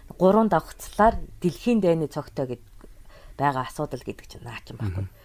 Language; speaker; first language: Mongolian; native; Mongolian